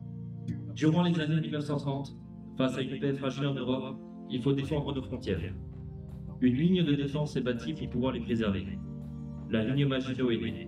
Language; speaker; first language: French; native; French